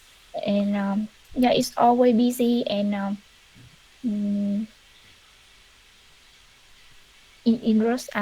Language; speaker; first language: English; non-native, learner; Vietnamese